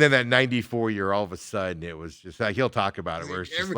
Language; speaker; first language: English; native; English